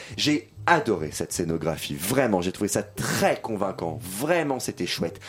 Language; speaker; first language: French; native; French